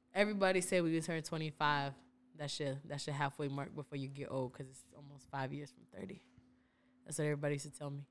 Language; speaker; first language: English; native; English